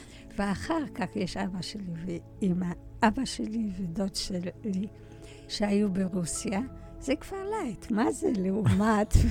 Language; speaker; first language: Hebrew; early bilingual, other home language; Polish